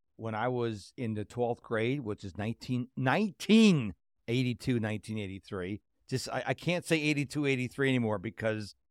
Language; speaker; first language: English; early bilingual, other home language; Polish